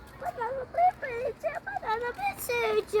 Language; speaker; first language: Turkish; early bilingual, heritage; Turkish